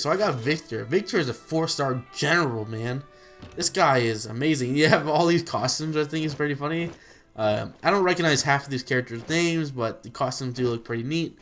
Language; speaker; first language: English; native; English